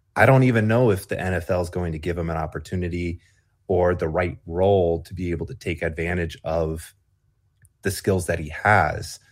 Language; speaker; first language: English; native; English